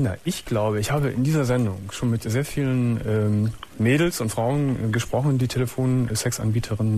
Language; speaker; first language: German; native; German